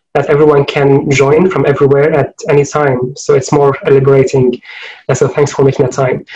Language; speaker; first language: English; non-native, fluent; Arabic